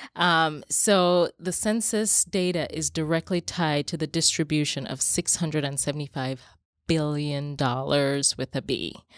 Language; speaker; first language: English; native; English